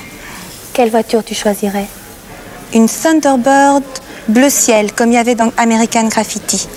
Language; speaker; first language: French; native; French